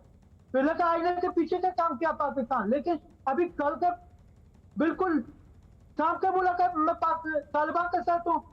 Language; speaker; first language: Hindi; non-native, learner; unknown